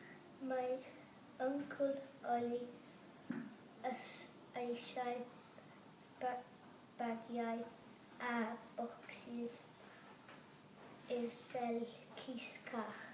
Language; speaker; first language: Welsh; non-native, local second language; English